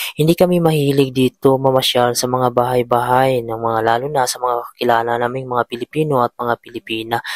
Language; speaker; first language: Filipino; native; Filipino